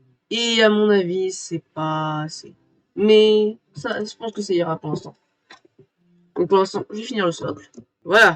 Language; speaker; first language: French; native; French